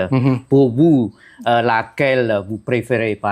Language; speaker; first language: French; non-native, fluent; Khmer